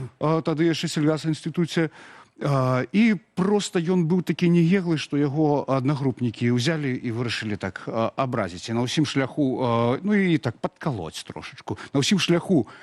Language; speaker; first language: Belarusian; native; Belarusian